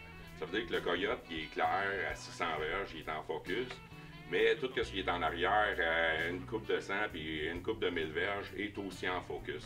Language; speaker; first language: French; native; French